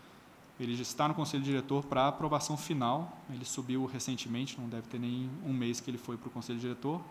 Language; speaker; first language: Portuguese; native; Portuguese